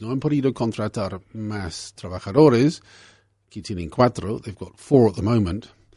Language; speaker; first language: Spanish; non-native, fluent; English